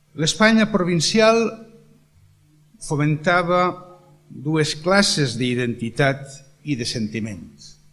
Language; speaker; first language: Catalan; native; Catalan